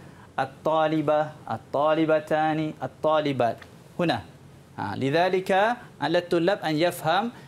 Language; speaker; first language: Arabic; non-native, fluent; Malay